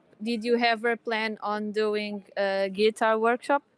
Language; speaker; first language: English; non-native, learner; Portuguese